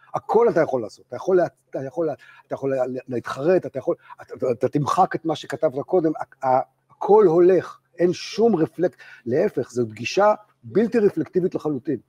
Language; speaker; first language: Hebrew; native; Hebrew